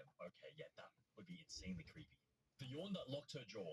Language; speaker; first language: English; native; English